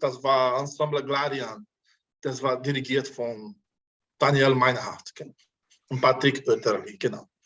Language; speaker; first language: German; non-native, fluent; Portuguese